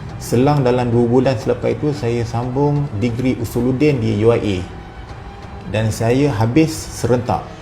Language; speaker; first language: Malay; native; Malay